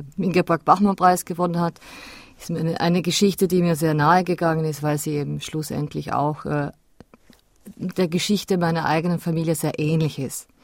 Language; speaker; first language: German; native; German